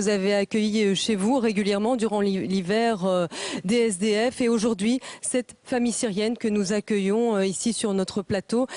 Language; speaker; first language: French; native; French